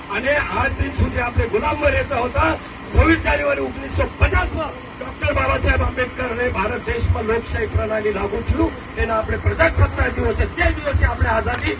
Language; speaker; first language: Gujarati; non-native, local second language; Marathi